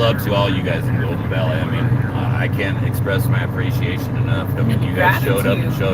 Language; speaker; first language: English; native; English